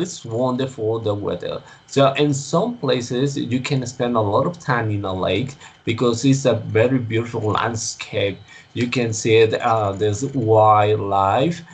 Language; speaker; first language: English; non-native, learner; Spanish